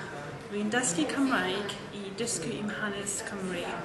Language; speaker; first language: Welsh; non-native, learner; German